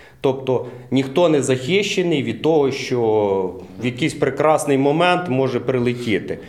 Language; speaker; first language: Ukrainian; native; Ukrainian